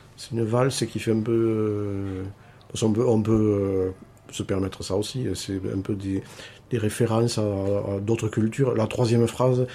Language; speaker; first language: French; native; French